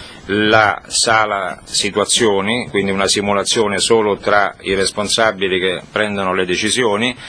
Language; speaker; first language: Italian; native; Italian